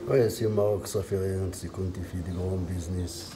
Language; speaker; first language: French; non-native, learner; Riffian